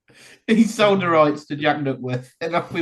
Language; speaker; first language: English; native; English